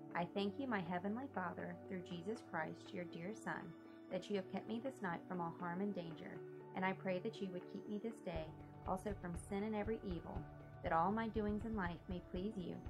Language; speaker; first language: English; native; English